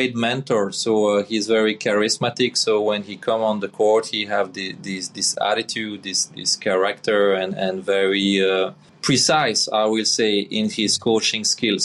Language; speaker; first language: English; non-native, fluent; French